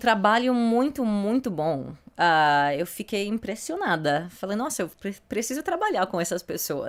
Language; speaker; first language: Portuguese; non-native, fluent; English